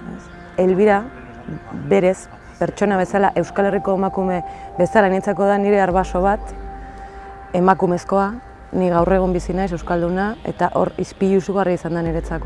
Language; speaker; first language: Basque; native; Basque